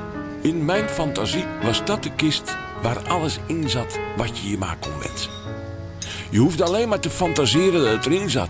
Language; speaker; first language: Dutch; native; Dutch